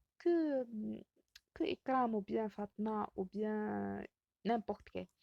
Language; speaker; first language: French; non-native, local second language; Arabic